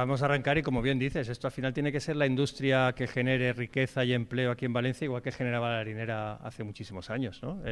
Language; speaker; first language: Spanish; native; Spanish